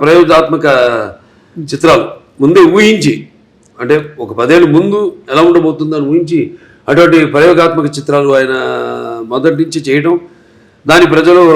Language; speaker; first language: Telugu; native; Telugu